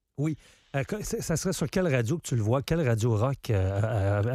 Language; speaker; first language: French; native; French